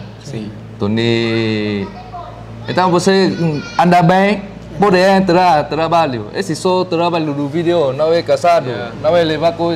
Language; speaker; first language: Portuguese; non-native, learner; Vietnamese